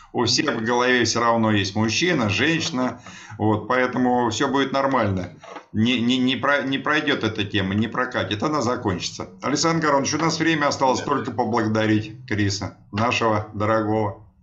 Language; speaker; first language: Russian; non-native, learner; Dutch